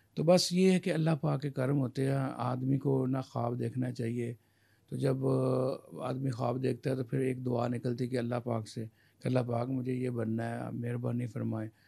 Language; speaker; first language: Urdu; non-native, local second language; Punjabi